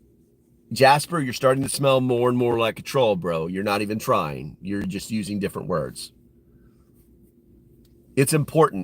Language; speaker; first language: English; native; English